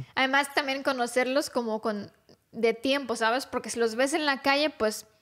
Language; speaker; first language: Spanish; non-native, fluent; Romanian